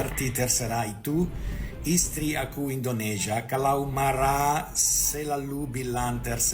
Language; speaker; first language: Indonesian; non-native, learner; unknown